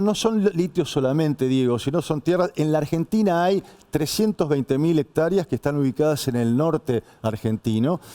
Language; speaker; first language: Spanish; native; Spanish